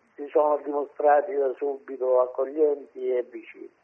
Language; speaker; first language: Italian; native; Italian